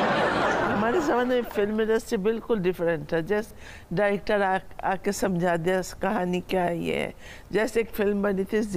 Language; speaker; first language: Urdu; non-native, fluent; Bangla